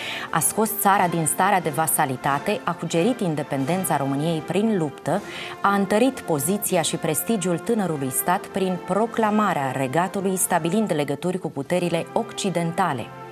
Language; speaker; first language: Romanian; native; Romanian